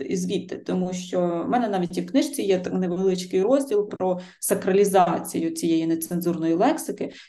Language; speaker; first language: Ukrainian; native; Ukrainian